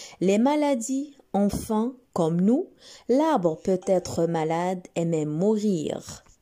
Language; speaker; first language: French; non-native, local second language; Arabic